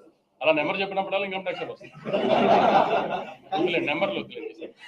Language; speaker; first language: Telugu; native; Telugu